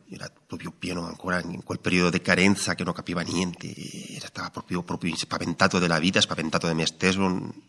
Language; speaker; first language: Italian; non-native, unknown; Spanish